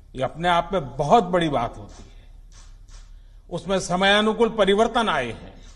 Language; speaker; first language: Hindi; non-native, local second language; Gujarati